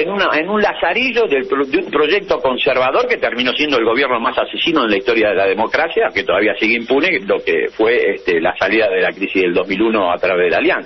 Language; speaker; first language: Spanish; native; Spanish